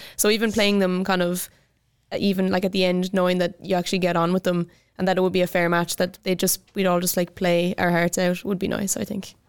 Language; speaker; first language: English; native; English